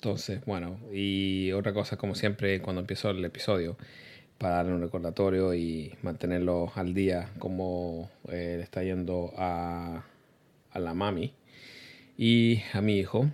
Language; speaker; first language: Spanish; early bilingual, heritage; Spanish